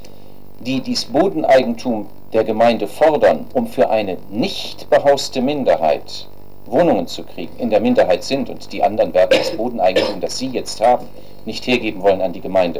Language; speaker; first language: German; native; German